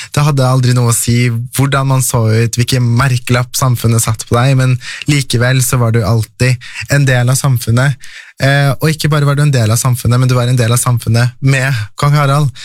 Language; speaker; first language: Norwegian; early bilingual, other home language; Persian